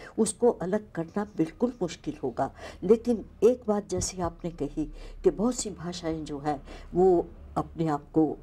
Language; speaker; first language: Urdu; non-native, local second language; Punjabi